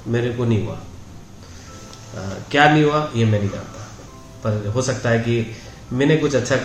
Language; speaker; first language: Hindi; native; Hindi